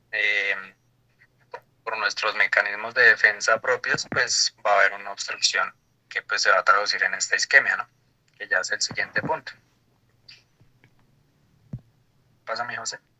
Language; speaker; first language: Spanish; native; Spanish